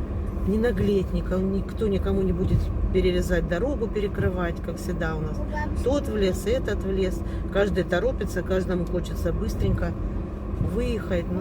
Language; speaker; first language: Russian; native; Russian